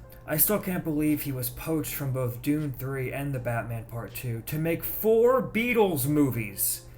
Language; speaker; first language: English; native; English